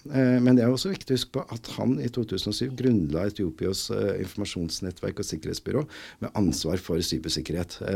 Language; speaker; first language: Norwegian; native; Norwegian